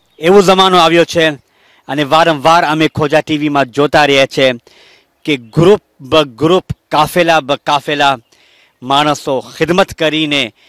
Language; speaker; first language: Gujarati; early bilingual, heritage; Gujarati